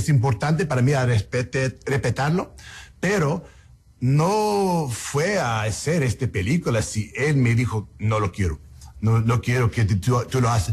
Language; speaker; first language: Spanish; non-native, learner; English